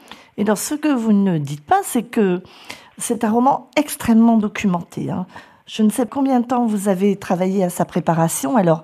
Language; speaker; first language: French; native; French